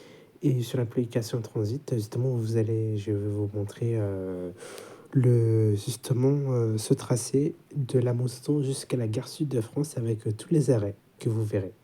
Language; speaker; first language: French; native; French